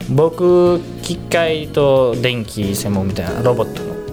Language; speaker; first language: Japanese; non-native, fluent; Indonesian